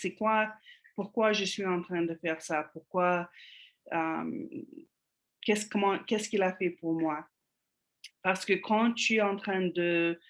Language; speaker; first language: French; non-native, fluent; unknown